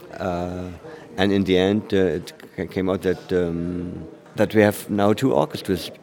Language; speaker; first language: English; non-native, fluent; German